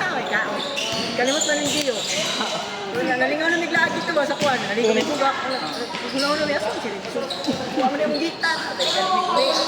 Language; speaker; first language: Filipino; non-native, local second language; Cebuano